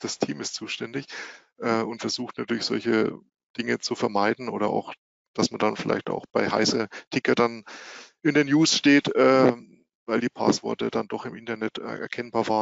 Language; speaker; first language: German; native; German